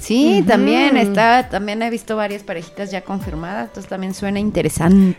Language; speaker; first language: Spanish; native; Spanish